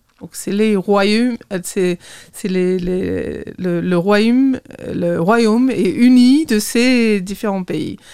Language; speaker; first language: French; non-native, fluent; English